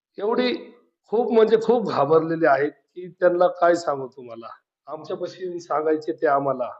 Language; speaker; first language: Marathi; native; Marathi